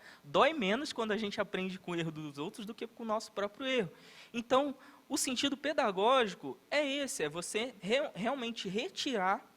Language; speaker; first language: Portuguese; native; Portuguese